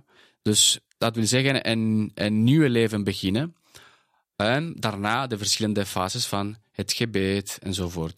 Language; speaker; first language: Dutch; non-native, fluent; Spanish